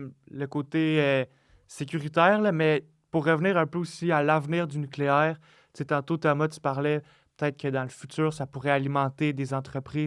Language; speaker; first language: French; native; French